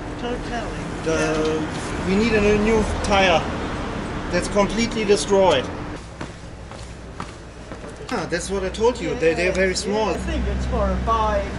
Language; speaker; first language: English; non-native, learner; German